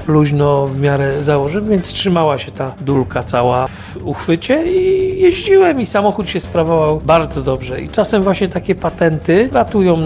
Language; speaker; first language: Polish; native; Polish